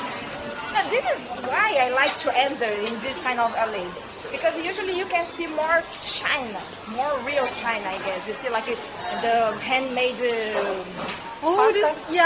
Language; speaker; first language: English; non-native, fluent; Portuguese